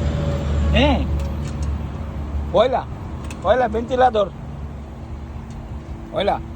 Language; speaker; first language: Spanish; non-native, learner; Bangla